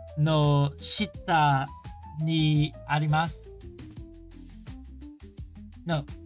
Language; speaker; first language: Japanese; non-native, learner; English